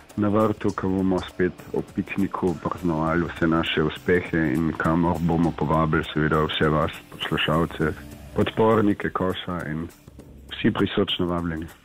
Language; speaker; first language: Slovenian; native; Slovenian